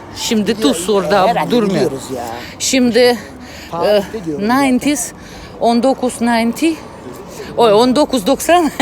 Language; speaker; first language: Turkish; non-native, learner; Russian